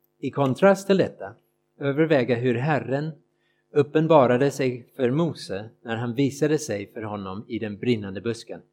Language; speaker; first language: Swedish; non-native, fluent; English